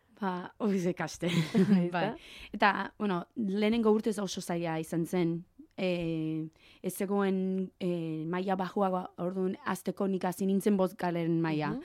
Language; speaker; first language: Basque; non-native, learner; English